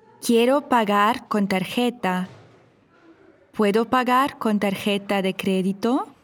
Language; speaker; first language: Spanish; non-native, fluent; German